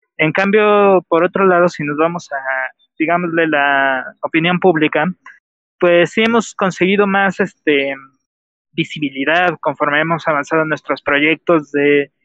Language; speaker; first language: Spanish; native; Spanish